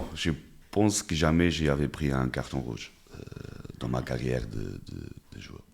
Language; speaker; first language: French; non-native, fluent; Portuguese